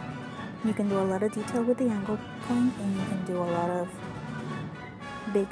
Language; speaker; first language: English; non-native, fluent; Spanish